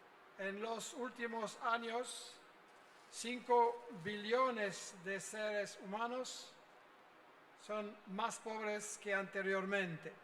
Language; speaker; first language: Spanish; non-native, fluent; French